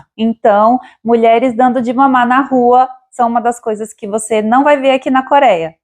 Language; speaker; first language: Portuguese; native; Portuguese